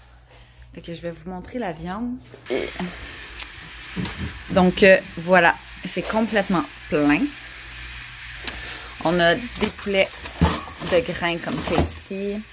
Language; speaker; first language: French; native; French